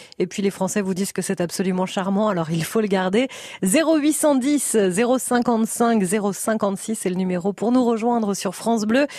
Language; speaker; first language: French; native; French